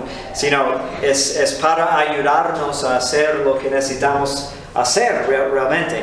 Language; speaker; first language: Spanish; non-native, fluent; English